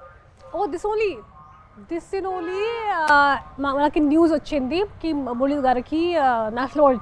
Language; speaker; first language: Telugu; non-native, fluent; Hindi